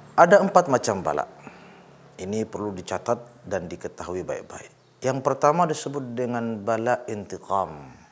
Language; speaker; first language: Malay; non-native, local second language; Sasak